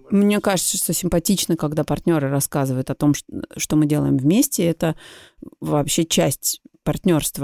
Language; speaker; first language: Russian; native; Russian